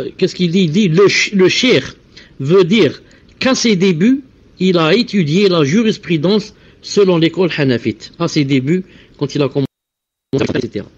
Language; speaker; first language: French; non-native, local second language; Arabic